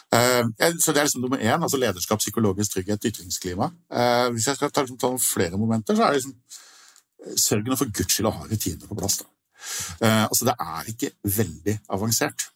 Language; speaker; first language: Norwegian; native; Norwegian